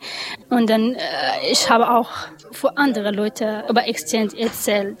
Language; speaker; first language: German; non-native, learner; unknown